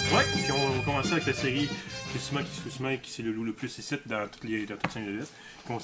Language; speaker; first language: French; native; French